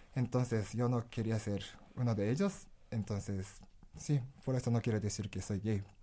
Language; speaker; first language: Spanish; non-native, learner; Japanese